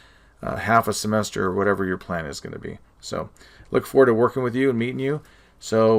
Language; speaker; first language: English; native; English